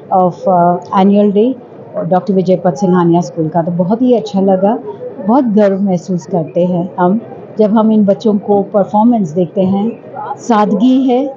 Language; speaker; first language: Hindi; non-native, local second language; Tamil